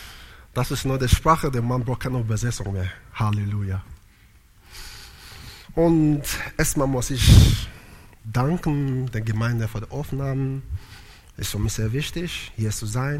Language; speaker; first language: German; non-native, learner; Italian